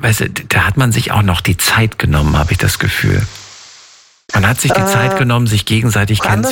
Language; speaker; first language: German; native; German